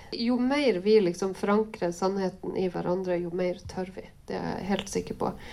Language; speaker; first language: Norwegian; native; Norwegian